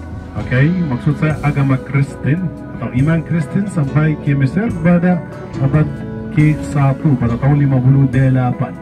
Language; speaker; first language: Indonesian; non-native, fluent; Arabic